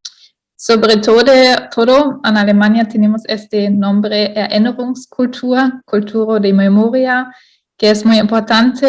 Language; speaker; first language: Spanish; non-native, fluent; German